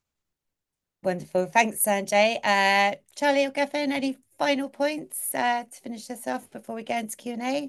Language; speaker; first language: English; native; English